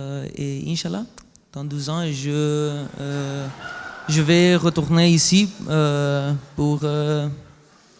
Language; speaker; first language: French; non-native, learner; Spanish